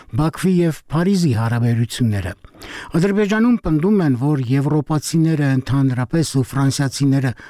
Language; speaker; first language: Armenian; native; Armenian